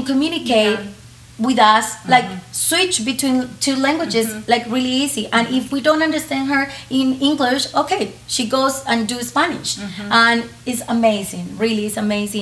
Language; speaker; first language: English; non-native, fluent; Spanish